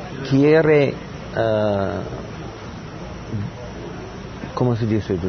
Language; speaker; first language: Spanish; non-native, learner; English